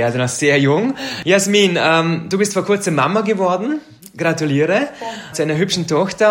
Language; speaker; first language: German; native; German